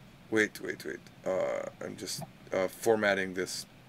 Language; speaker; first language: English; native; English